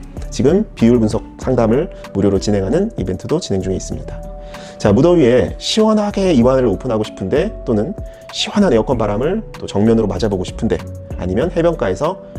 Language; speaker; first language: Korean; native; Korean